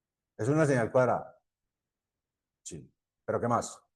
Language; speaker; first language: Spanish; native; Spanish